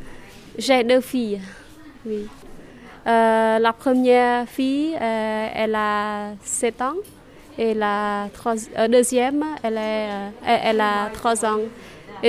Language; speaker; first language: French; non-native, learner; Khmer